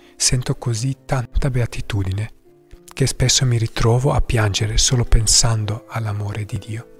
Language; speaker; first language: Italian; non-native, fluent; English